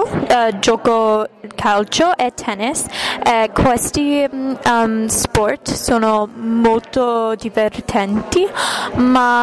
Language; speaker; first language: Italian; non-native, learner; English